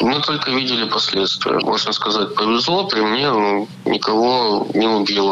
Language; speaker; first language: Russian; native; Russian